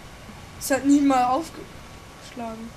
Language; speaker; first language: German; native; German